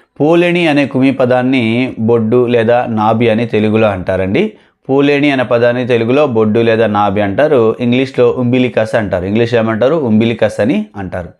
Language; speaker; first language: Telugu; non-native, local second language; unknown